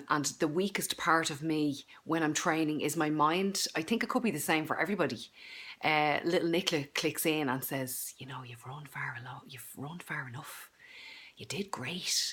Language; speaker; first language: English; native; English